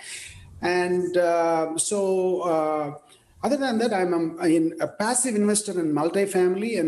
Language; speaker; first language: English; non-native, local second language; Tamil